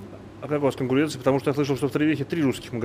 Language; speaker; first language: Russian; native; Russian